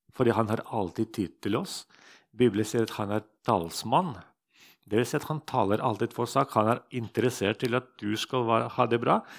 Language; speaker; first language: Norwegian; non-native, fluent; Russian